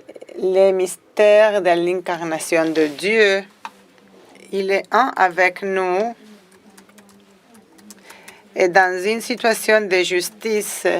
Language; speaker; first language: French; non-native, fluent; Spanish